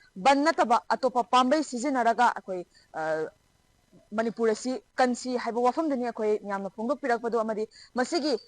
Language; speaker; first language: Manipuri; native; Manipuri